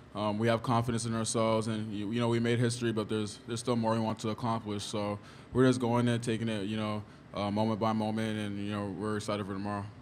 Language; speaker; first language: English; native; English